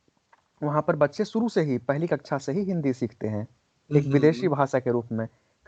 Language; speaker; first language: Hindi; native; Hindi